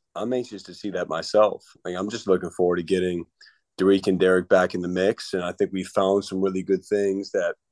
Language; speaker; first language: English; native; English